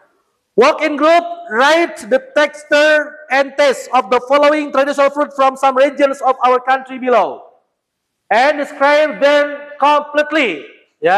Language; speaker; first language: English; non-native, learner; Indonesian